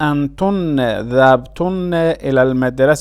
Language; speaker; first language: Arabic; non-native, learner; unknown